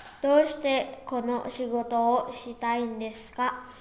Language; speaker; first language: Japanese; non-native, learner; Indonesian